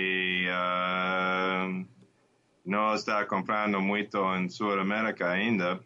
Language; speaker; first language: Portuguese; non-native, learner; Spanish